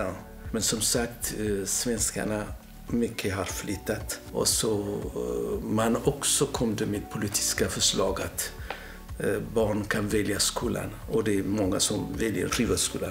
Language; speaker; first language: Swedish; non-native, fluent; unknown